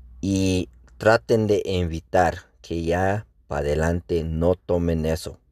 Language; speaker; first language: Spanish; non-native, local second language; Plautdietsch